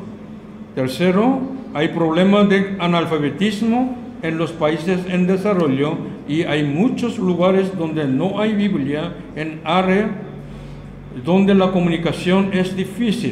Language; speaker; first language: Spanish; non-native, learner; Korean